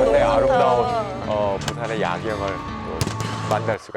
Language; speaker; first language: Korean; native; Korean